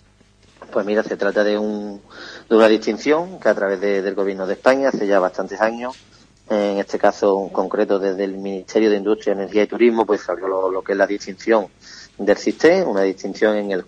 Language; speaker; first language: Spanish; native; Spanish